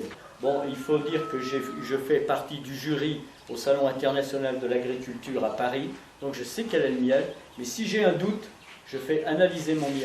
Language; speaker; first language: French; native; French